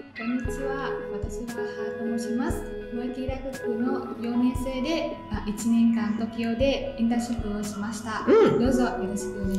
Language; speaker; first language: Japanese; non-native, fluent; Vietnamese